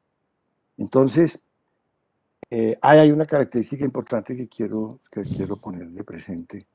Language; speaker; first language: Spanish; native; Spanish